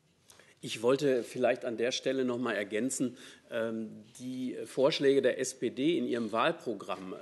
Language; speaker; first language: German; native; German